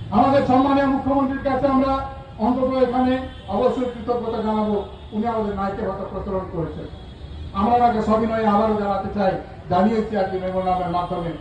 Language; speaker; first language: Bangla; non-native, local second language; Santali